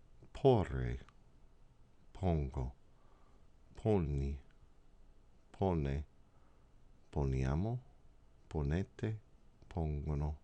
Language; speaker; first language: Italian; non-native, fluent; English